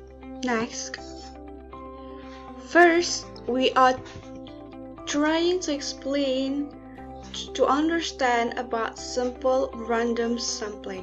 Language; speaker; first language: English; non-native, learner; Indonesian